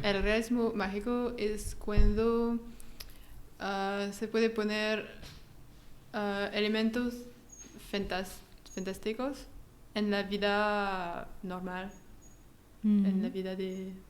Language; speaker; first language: Spanish; non-native, learner; French